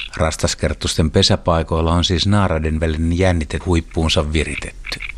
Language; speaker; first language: Finnish; native; Finnish